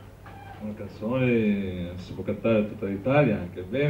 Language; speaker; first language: Italian; non-native, learner; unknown